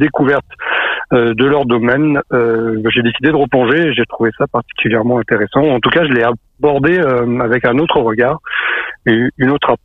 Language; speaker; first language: French; native; French